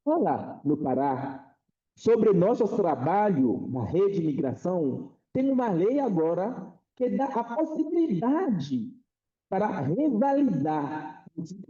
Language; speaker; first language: Portuguese; non-native, fluent; Haitian Creole